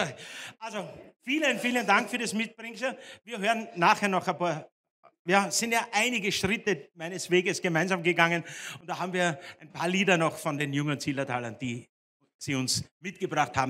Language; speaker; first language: German; native; German